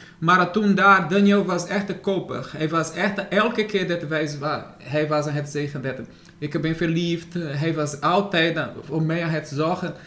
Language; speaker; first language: Dutch; non-native, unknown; Portuguese